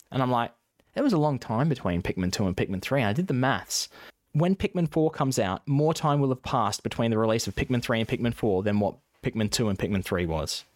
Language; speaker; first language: English; native; English